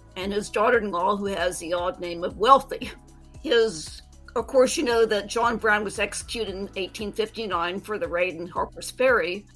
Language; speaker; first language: English; native; English